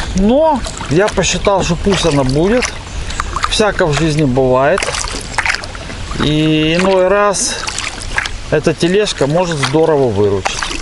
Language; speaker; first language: Russian; native; Russian